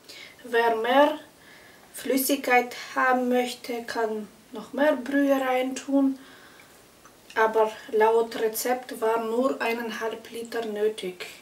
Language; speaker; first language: German; non-native, fluent; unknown